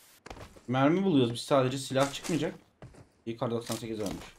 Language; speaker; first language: Turkish; native; Turkish